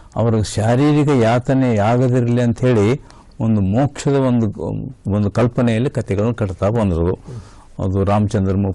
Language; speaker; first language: Kannada; native; Kannada